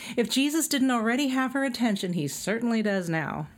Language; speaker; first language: English; native; English